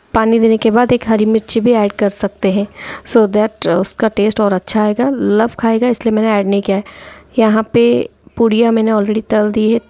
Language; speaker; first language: Hindi; non-native, local second language; Odia